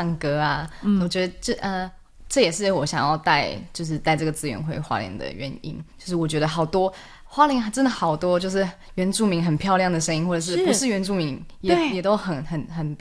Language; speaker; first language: Chinese; native; Chinese